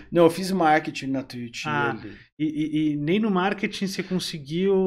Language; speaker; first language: Portuguese; native; Portuguese